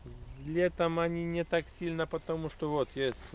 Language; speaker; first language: Russian; non-native, fluent; Polish